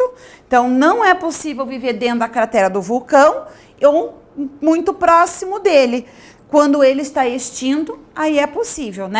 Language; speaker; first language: Portuguese; native; Portuguese